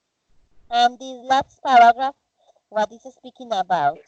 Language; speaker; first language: English; non-native, fluent; Spanish